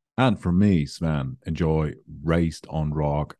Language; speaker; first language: English; non-native, fluent; German